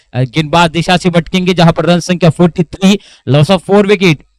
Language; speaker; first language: Hindi; non-native, local second language; Marathi